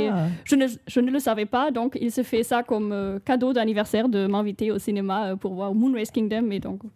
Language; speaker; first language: French; non-native, fluent; German